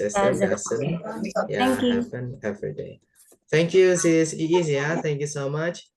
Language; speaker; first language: English; non-native, fluent; Indonesian